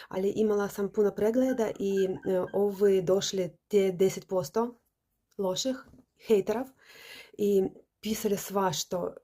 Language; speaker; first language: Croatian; non-native, learner; Russian